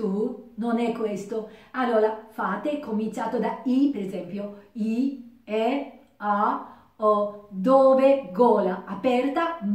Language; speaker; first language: Italian; non-native, learner; Japanese